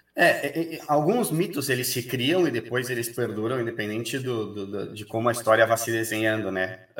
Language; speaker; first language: Portuguese; native; Portuguese